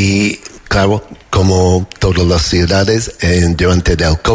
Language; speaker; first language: Spanish; non-native, learner; English